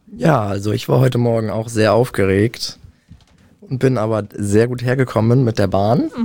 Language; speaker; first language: German; native; German